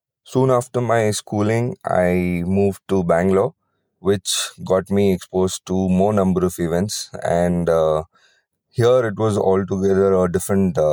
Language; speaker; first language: English; non-native, local second language; Kannada